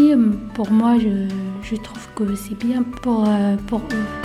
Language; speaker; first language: French; non-native, learner; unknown